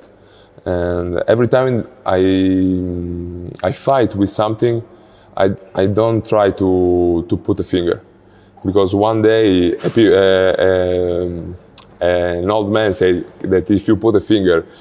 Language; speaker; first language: English; non-native, learner; Italian